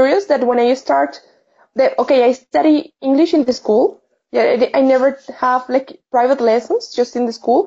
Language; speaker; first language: English; non-native, learner; Spanish